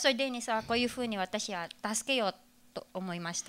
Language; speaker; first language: Japanese; non-native, fluent; Filipino